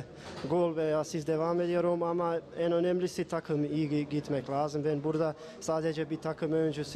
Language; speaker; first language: Turkish; non-native, learner; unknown